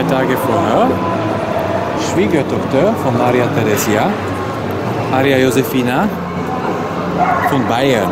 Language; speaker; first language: German; non-native, learner; Slovak